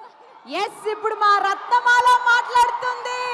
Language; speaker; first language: Telugu; native; Telugu